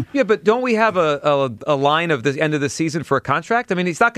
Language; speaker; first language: English; native; English